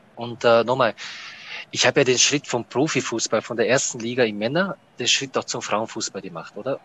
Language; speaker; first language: German; non-native, fluent; Japanese